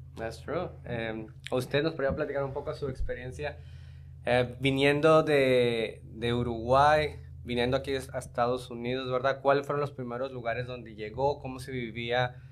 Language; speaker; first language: Spanish; native; Spanish